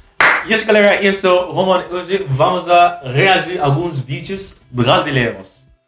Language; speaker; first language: Portuguese; non-native, learner; English